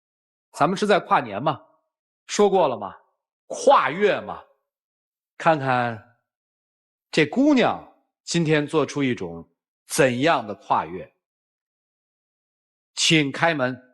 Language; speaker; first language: Chinese; native; Chinese